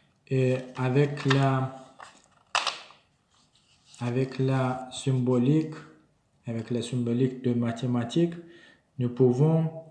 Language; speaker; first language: French; non-native, learner; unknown